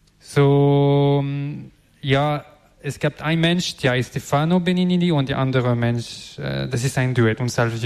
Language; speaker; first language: German; non-native, learner; French